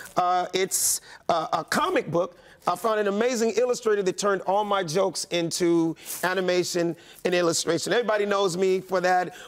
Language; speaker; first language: English; native; English